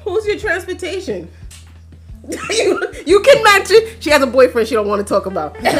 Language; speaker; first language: English; early bilingual, other home language; Spanish